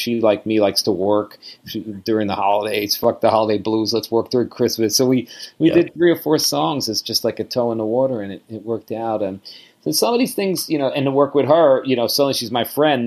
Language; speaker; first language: English; native; English